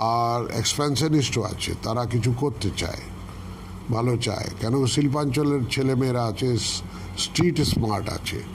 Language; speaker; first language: Bangla; non-native, local second language; Punjabi